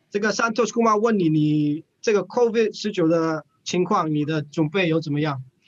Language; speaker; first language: Chinese; early bilingual, heritage; English